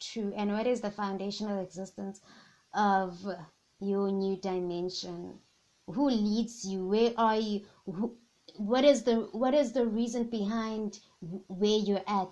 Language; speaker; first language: English; non-native, local second language; Zulu